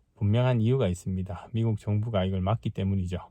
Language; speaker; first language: Korean; native; Korean